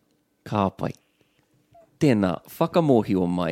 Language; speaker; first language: Māori; non-native, local second language; English